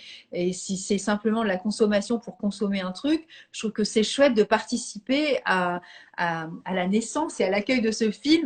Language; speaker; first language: French; native; French